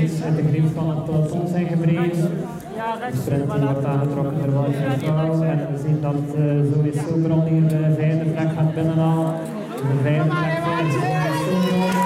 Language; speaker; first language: Dutch; native; Dutch